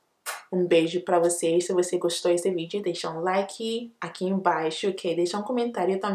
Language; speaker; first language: Portuguese; non-native, learner; Akan